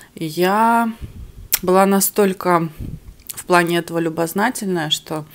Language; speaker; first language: Russian; early bilingual, other home language; Armenian